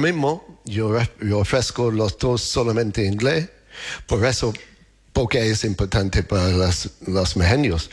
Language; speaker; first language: Spanish; non-native, learner; English